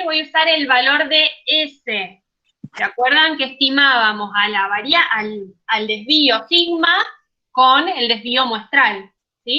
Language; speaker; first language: Spanish; native; Spanish